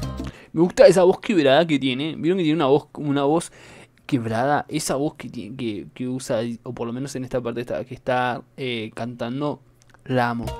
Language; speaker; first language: Spanish; native; Spanish